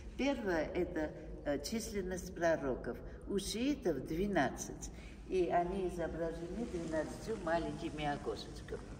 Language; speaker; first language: Russian; non-native, fluent; Armenian